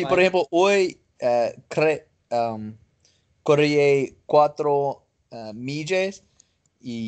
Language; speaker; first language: Spanish; non-native, learner; English